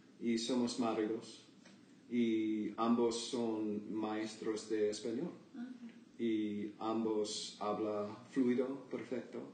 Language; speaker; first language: Spanish; non-native, learner; English